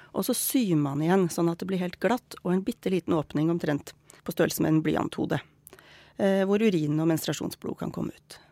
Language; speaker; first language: Norwegian; native; Norwegian